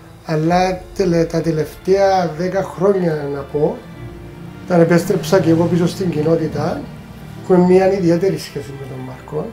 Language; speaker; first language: Greek; native; Greek